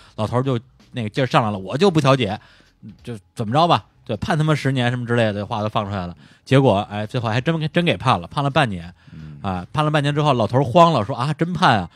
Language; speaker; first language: Chinese; native; Chinese